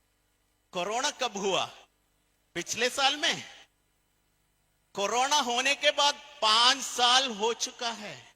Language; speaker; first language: Hindi; non-native, local second language; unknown